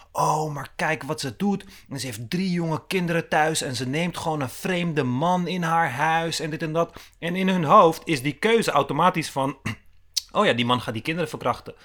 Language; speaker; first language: Dutch; early bilingual, other home language; Turkish